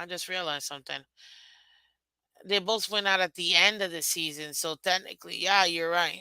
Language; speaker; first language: English; native; English